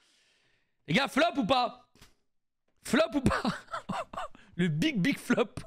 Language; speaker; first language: French; native; French